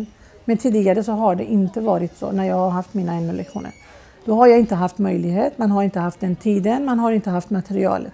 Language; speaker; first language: Swedish; non-native, fluent; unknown